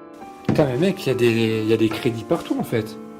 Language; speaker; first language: French; native; French